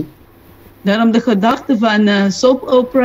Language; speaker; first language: Dutch; non-native, local second language; Papiamento